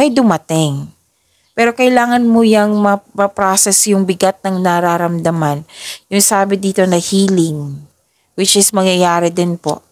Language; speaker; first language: Filipino; native; Filipino